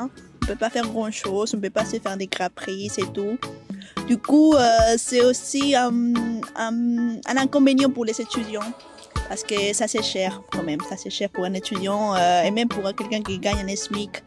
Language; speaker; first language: French; non-native, fluent; Spanish